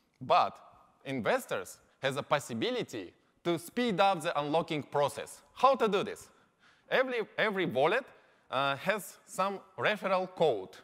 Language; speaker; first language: English; non-native, learner; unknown